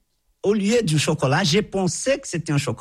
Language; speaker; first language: French; non-native, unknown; Portuguese